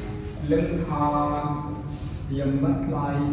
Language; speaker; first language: Vietnamese; non-native, learner; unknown